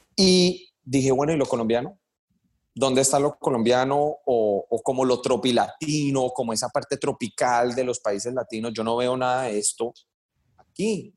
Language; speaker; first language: Spanish; early bilingual, heritage; Spanish